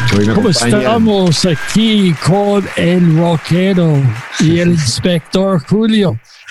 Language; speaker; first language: Spanish; non-native, fluent; English